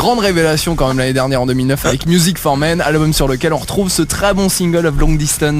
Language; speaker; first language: French; native; French